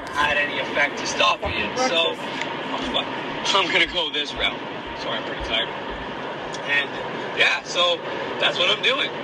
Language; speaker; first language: English; native; English